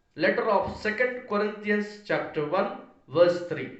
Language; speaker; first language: English; non-native, local second language; Telugu